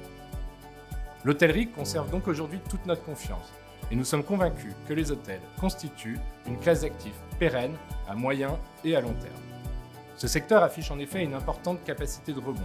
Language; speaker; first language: French; native; French